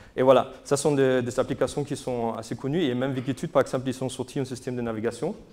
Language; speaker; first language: French; non-native, fluent; German